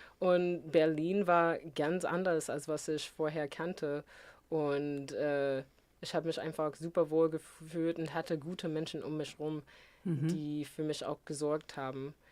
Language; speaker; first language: German; non-native, fluent; English